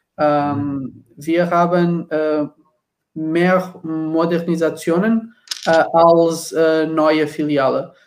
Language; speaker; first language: German; non-native, learner; Portuguese